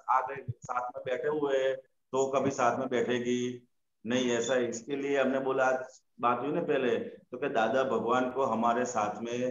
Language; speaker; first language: Hindi; non-native, local second language; Gujarati